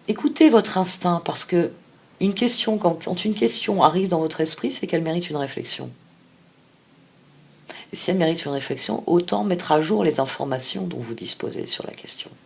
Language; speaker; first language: French; native; French